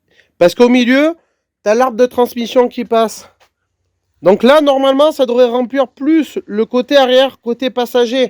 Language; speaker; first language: French; native; French